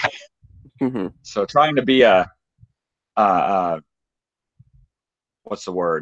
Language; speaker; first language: English; native; English